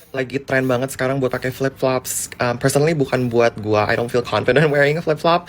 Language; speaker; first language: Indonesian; native; Indonesian